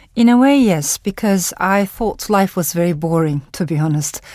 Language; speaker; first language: English; non-native, fluent; Turkish